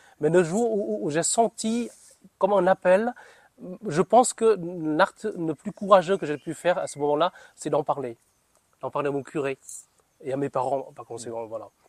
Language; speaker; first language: French; non-native, fluent; Vietnamese